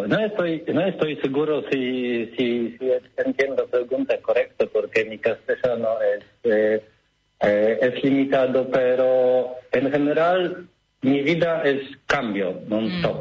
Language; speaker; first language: Spanish; non-native, learner; Polish